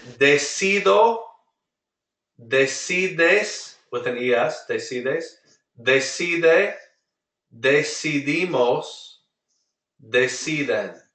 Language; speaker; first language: Spanish; non-native, fluent; English